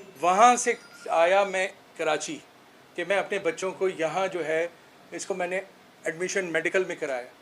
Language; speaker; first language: Urdu; non-native, local second language; Sindhi